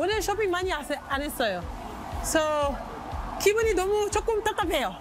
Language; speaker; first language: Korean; non-native, learner; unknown